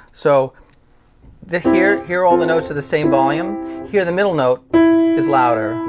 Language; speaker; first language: English; native; English